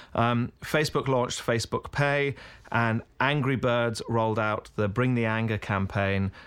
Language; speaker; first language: English; native; English